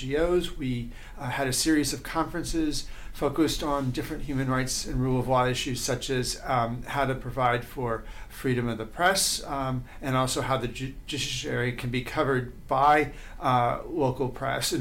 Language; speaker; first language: English; native; English